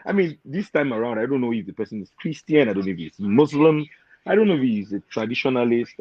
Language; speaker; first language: English; non-native, local second language; Yoruba